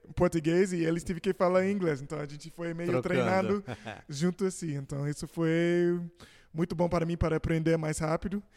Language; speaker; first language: Portuguese; non-native, fluent; English